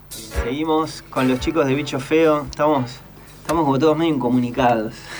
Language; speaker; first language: Spanish; native; Spanish